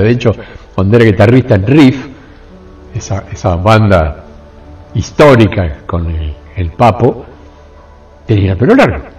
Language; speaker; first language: Spanish; native; Spanish